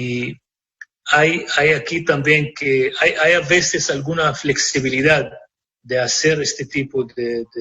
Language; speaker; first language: Spanish; non-native, fluent; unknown